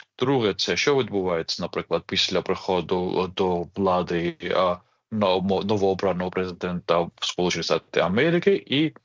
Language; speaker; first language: Ukrainian; non-native, fluent; Georgian